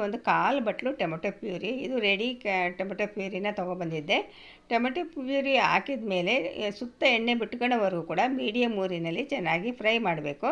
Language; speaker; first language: Kannada; native; Kannada